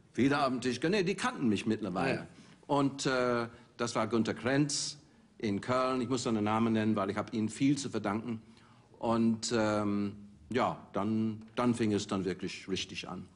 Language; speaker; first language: German; non-native, fluent; English